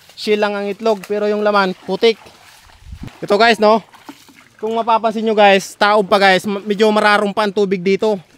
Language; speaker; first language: Filipino; non-native, local second language; Bikol